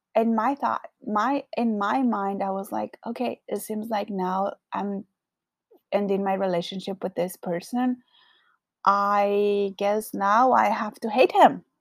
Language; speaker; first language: English; non-native, fluent; Spanish